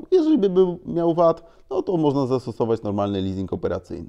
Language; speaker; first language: Polish; native; Polish